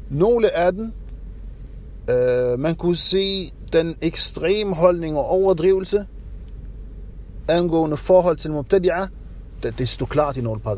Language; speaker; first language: Danish; non-native, fluent; Arabic